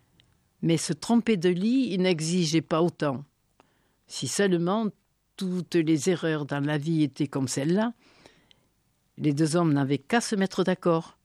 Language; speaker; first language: French; native; French